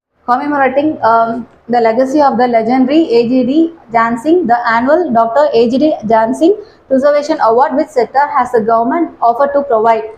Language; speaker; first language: English; non-native, local second language; Tamil